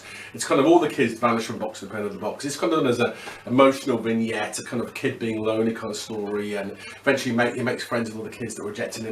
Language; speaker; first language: English; native; English